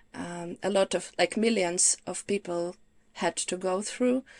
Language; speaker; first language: English; non-native, fluent; Ukrainian